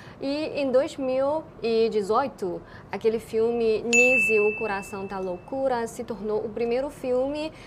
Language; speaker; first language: Portuguese; non-native, fluent; Chinese